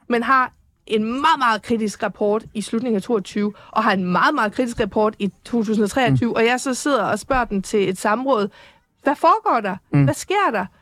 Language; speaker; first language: Danish; native; Danish